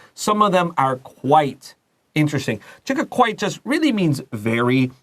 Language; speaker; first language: English; native; English